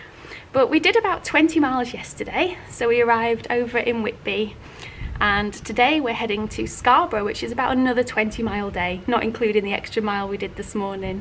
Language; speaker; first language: English; native; English